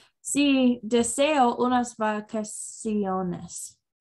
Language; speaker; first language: Spanish; non-native, learner; English